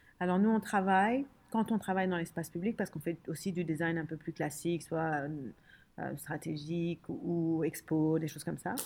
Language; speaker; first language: French; early bilingual, other home language; Arabic